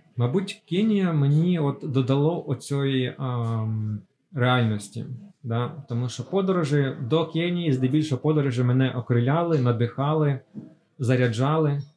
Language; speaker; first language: Ukrainian; native; Ukrainian